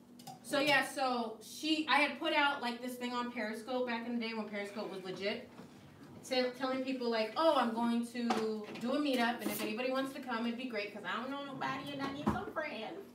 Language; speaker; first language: English; native; English